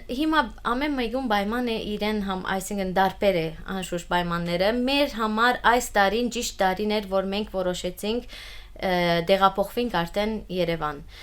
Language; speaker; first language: Armenian; early bilingual, heritage; Armenian